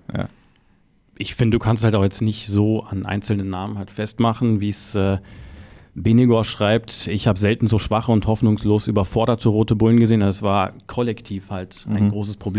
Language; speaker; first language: German; native; German